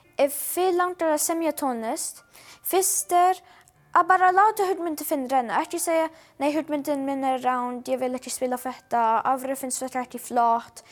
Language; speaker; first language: Icelandic; non-native, learner; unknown